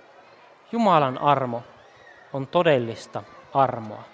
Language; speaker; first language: Finnish; native; Finnish